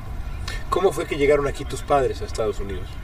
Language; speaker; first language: Spanish; native; Spanish